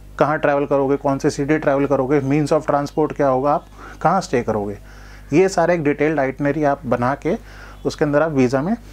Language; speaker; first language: Hindi; non-native, local second language; Gujarati